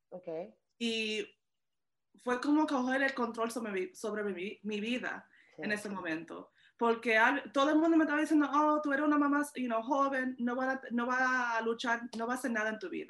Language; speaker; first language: Spanish; early bilingual, heritage; Spanish